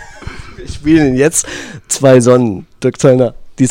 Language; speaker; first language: German; native; German